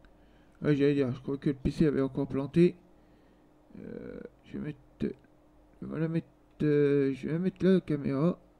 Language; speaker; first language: French; native; French